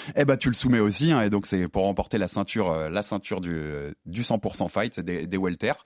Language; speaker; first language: French; native; French